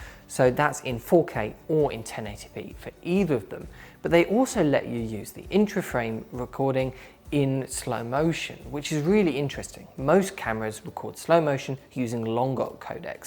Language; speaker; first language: English; native; English